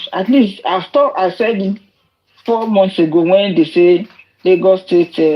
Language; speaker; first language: English; non-native, local second language; Yoruba